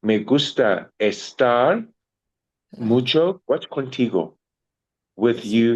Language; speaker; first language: Spanish; non-native, learner; English